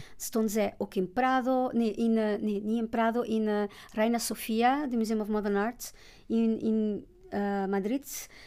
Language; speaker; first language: Dutch; non-native, fluent; Portuguese